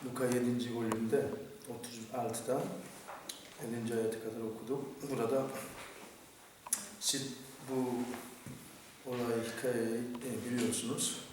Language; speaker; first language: Turkish; non-native, fluent; Korean